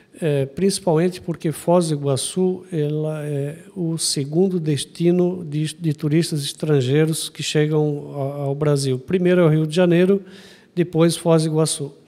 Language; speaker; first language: Portuguese; native; Portuguese